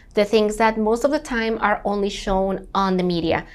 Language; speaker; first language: English; non-native, fluent; Spanish